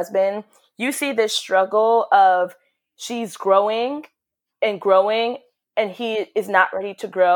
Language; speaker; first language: English; native; English